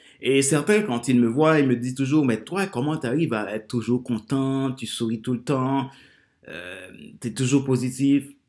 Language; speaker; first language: French; non-native, local second language; Haitian Creole